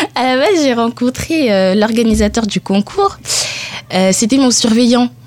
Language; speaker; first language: French; early bilingual, other home language; Italian